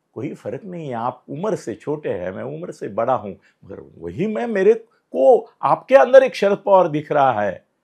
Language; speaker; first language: Hindi; non-native, local second language; Marathi